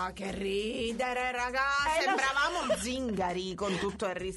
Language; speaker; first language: Italian; native; Italian